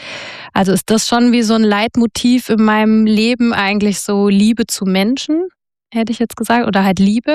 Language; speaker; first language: German; native; German